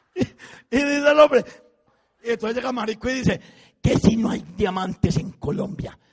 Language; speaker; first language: Spanish; native; Spanish